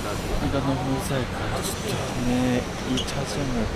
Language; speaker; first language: Korean; non-native, learner; Japanese